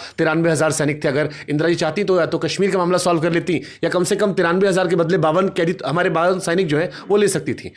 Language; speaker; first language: Hindi; native; Hindi